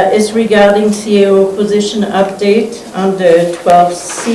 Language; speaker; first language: English; non-native, fluent; French